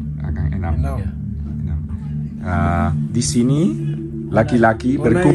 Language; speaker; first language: Indonesian; non-native, learner; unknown